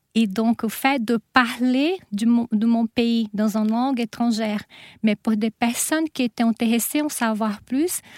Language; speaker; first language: French; non-native, fluent; Portuguese